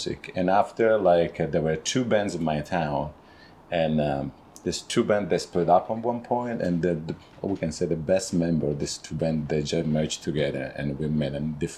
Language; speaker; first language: English; non-native, fluent; Italian